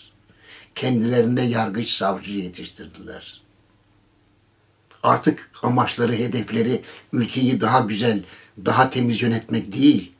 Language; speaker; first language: Turkish; native; Turkish